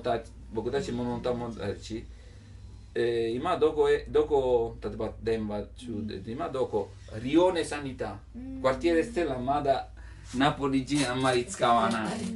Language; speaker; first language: Japanese; non-native, learner; Italian